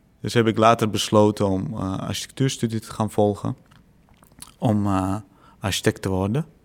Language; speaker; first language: Dutch; early bilingual, other home language; Azerbaijani